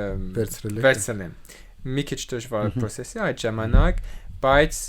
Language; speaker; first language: Armenian; non-native, learner; French